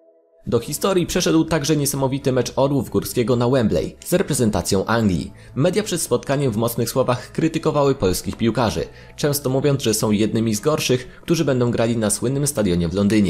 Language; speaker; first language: Polish; native; Polish